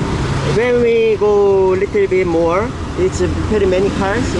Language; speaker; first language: English; non-native, learner; Korean